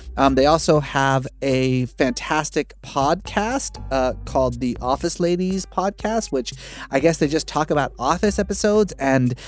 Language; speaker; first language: English; native; English